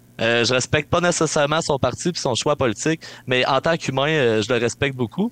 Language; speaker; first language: French; native; French